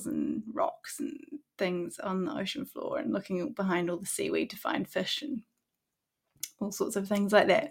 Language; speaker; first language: English; native; English